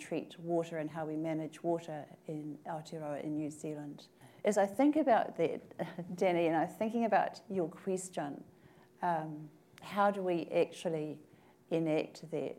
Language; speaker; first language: English; native; English